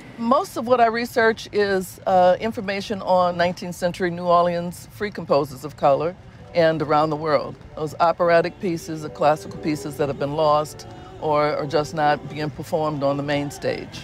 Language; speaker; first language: English; native; English